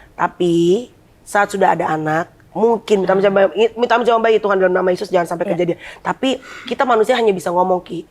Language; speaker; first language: Indonesian; native; Indonesian